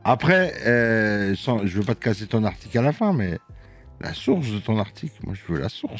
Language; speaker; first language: French; native; French